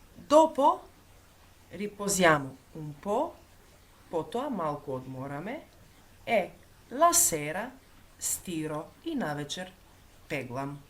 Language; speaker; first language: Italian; non-native, fluent; Macedonian